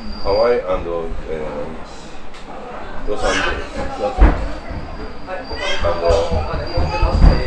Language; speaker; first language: English; non-native, learner; Japanese